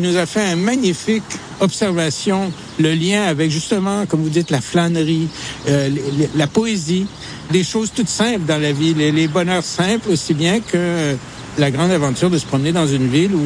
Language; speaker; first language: French; native; French